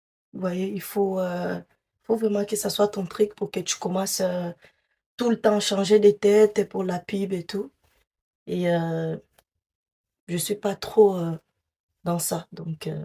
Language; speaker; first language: French; non-native, fluent; Portuguese